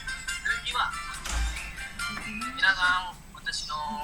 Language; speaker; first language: Japanese; non-native, learner; Indonesian